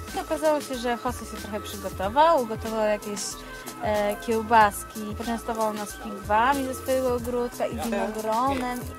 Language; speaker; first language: Polish; native; Polish